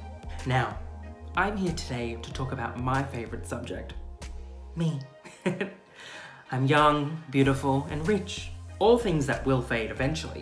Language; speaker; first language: English; native; English